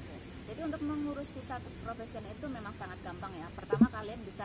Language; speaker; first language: Indonesian; native; Indonesian